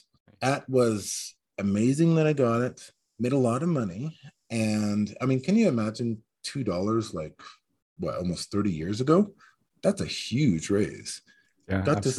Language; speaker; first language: English; native; English